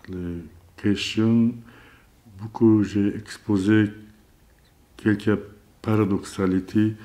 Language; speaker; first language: French; non-native, learner; Azerbaijani